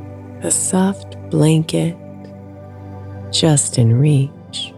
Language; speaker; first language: English; native; English